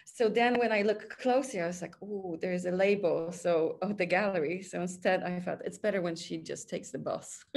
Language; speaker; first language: English; non-native, fluent; Polish